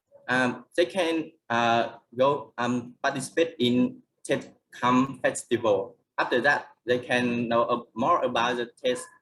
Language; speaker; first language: English; non-native, learner; Vietnamese